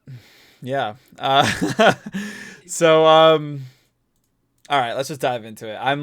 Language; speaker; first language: English; native; English